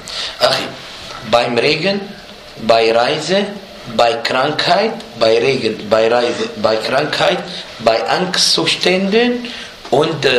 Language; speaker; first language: German; non-native, fluent; Arabic